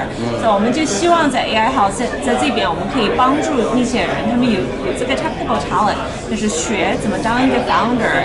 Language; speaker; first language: Chinese; early bilingual, heritage; Chinese